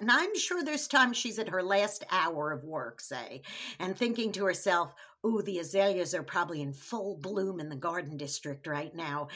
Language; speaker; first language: English; native; English